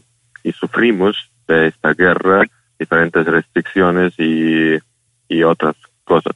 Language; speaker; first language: Spanish; non-native, fluent; Ukrainian